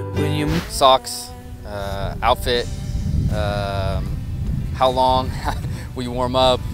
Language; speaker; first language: English; native; English